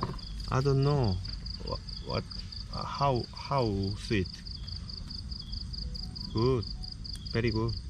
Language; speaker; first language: English; non-native, learner; Korean